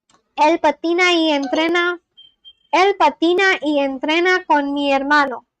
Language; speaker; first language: Spanish; non-native, learner; Bangla